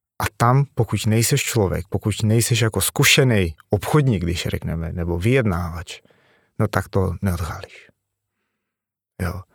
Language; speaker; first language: Czech; non-native, fluent; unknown